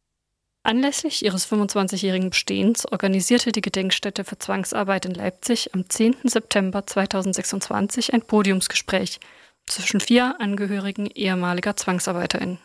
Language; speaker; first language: German; native; German